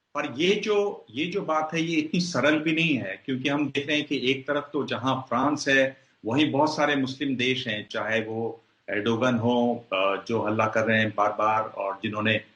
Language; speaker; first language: Hindi; native; Hindi